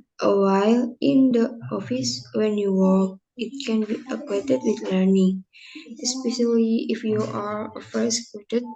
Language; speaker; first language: English; non-native, learner; Indonesian